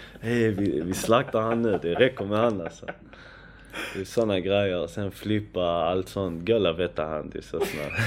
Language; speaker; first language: Swedish; early bilingual, other home language; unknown